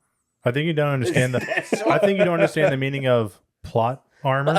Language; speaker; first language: English; native; English